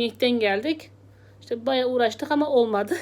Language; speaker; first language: Turkish; native; Turkish